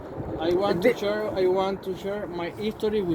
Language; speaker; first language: English; non-native, learner; Spanish